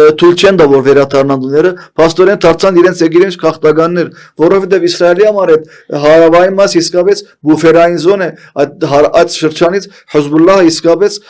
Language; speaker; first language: Armenian; early bilingual, heritage; Armenian